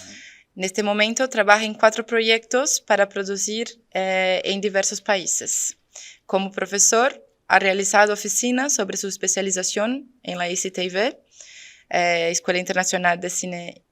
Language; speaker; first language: Spanish; non-native, fluent; Portuguese